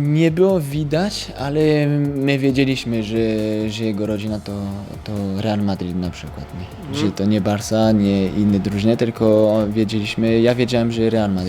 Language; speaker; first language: Polish; early bilingual, heritage; French